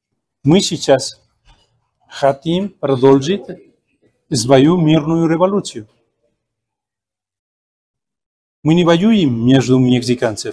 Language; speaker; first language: Russian; non-native, fluent; Spanish